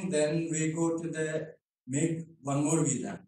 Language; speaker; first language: English; non-native, learner; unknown